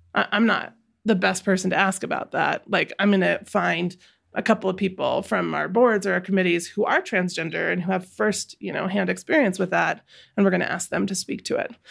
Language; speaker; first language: English; native; English